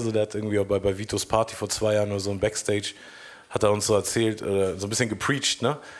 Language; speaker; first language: German; native; German